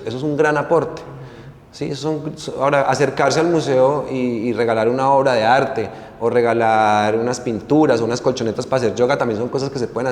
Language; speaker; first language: Spanish; native; Spanish